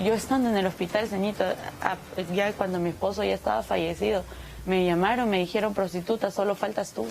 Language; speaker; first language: Spanish; native; Spanish